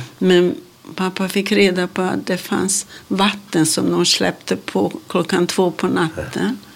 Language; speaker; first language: Swedish; non-native, fluent; Hungarian